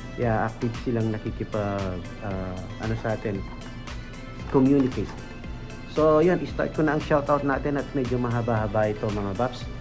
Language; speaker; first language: Filipino; non-native, local second language; Pampanga